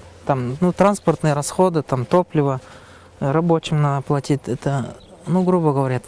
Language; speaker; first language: Russian; non-native, local second language; Kyrgyz